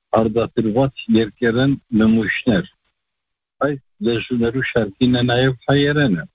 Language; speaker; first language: Armenian; native; Armenian